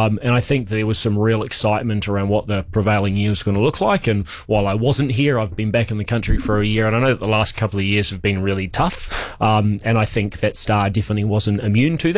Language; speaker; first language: English; native; English